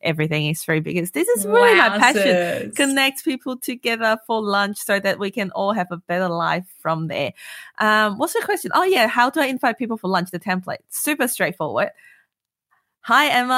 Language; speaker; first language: English; non-native, local second language; Cantonese